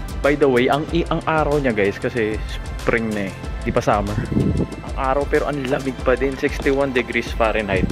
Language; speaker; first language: Filipino; native; Filipino